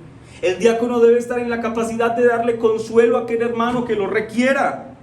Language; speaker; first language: Spanish; native; Spanish